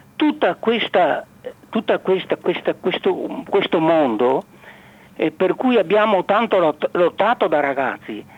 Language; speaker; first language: Italian; native; Italian